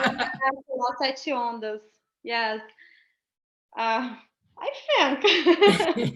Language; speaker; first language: English; non-native, learner; Portuguese